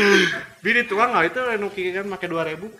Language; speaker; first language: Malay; non-native, local second language; Sundanese